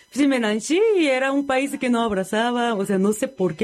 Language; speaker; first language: Spanish; non-native, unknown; Korean